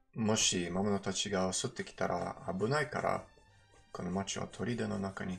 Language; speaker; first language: Japanese; non-native, learner; English